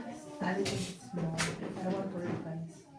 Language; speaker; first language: English; non-native, learner; Filipino